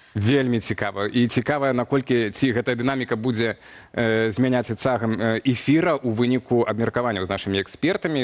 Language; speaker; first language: Belarusian; native; Belarusian